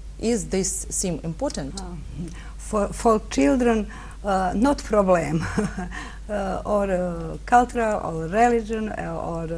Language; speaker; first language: English; non-native, learner; Serbian